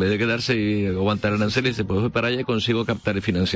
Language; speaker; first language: Spanish; native; Spanish